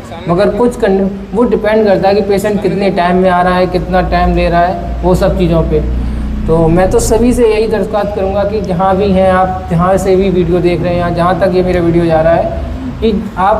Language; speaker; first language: Hindi; native; Hindi